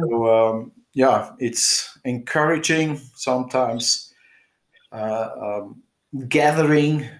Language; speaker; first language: English; non-native, fluent; German